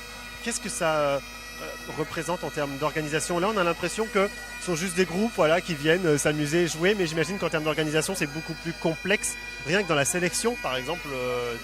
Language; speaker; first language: French; native; French